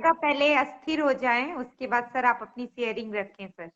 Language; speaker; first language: Hindi; native; Hindi